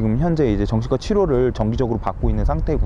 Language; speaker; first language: Korean; native; Korean